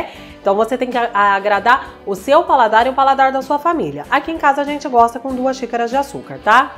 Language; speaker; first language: Portuguese; native; Portuguese